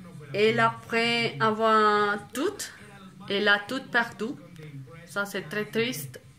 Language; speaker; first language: French; non-native, fluent; Spanish